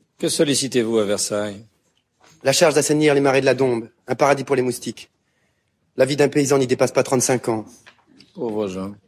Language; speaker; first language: French; native; French